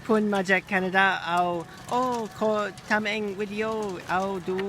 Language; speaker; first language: Thai; non-native, learner; English